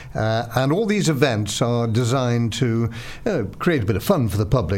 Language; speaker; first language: English; native; English